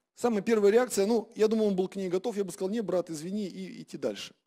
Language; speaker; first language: Russian; native; Russian